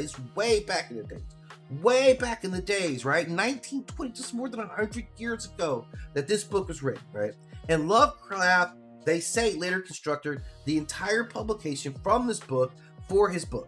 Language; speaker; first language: English; native; English